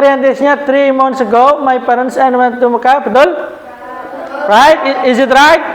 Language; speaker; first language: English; non-native, learner; Indonesian